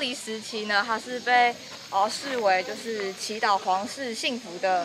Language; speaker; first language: Chinese; native; Chinese